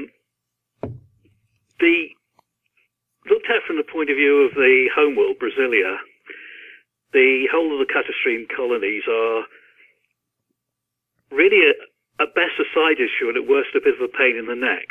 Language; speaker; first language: English; native; English